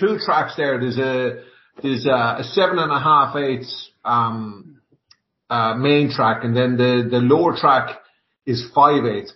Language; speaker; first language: English; native; English